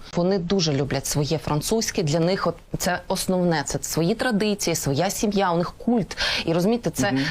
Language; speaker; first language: Ukrainian; non-native, local second language; Russian